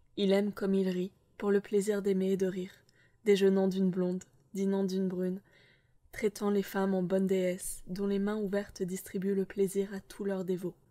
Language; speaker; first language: French; native; French